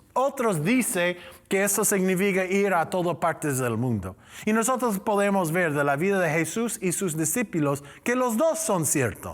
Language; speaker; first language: Spanish; non-native, learner; English